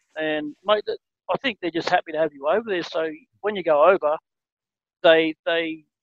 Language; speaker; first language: English; native; English